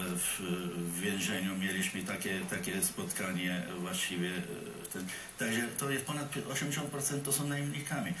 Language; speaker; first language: Polish; non-native, fluent; Arabic